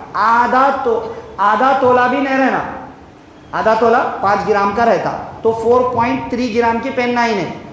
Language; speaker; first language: Urdu; native; Urdu